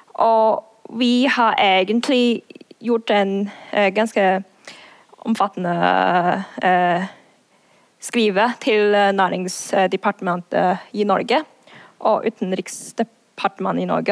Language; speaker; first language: Norwegian; non-native, fluent; Cantonese